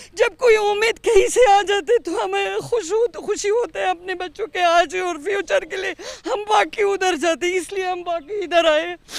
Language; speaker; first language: Hindi; non-native, fluent; Persian